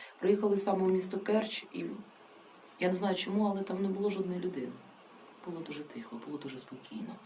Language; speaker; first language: Ukrainian; non-native, local second language; Russian